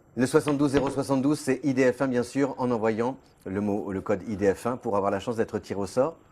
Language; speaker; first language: French; native; French